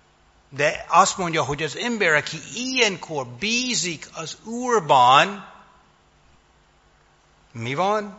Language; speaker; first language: Hungarian; non-native, fluent; English